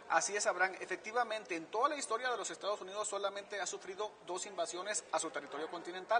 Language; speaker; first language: Spanish; native; Spanish